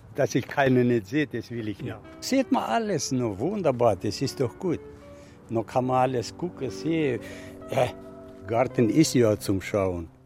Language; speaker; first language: German; non-native, fluent; Russian